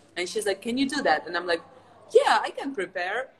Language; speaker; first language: English; non-native, fluent; Ukrainian